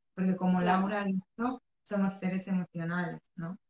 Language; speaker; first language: Spanish; early bilingual, other home language; Arabic